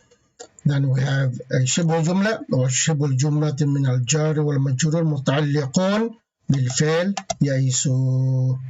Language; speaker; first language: Arabic; non-native, fluent; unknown